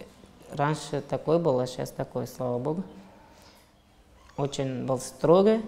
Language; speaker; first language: Russian; non-native, local second language; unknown